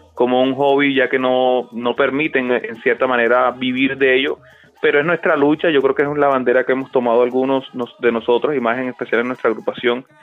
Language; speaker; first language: Spanish; native; Spanish